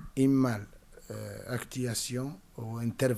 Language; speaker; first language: French; non-native, learner; Spanish